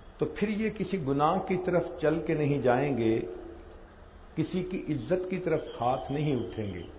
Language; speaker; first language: Urdu; non-native, local second language; Punjabi